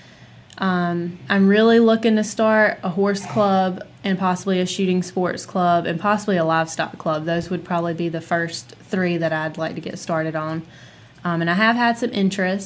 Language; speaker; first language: English; native; English